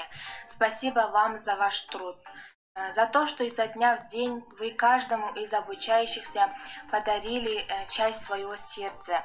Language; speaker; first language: Russian; non-native, learner; Kazakh